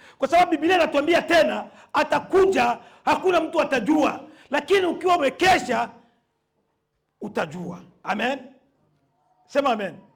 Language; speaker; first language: Swahili; native; Swahili